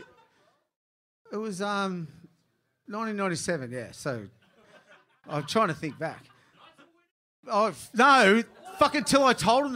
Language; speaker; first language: English; native; English